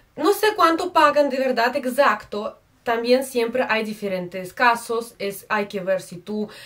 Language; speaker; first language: Spanish; non-native, fluent; Russian